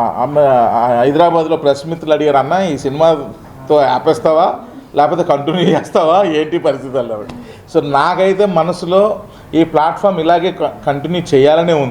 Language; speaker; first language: Telugu; native; Telugu